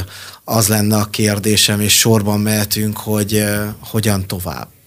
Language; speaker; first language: Hungarian; native; Hungarian